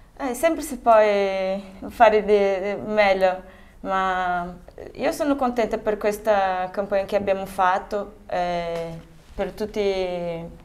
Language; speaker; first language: Italian; non-native, fluent; Portuguese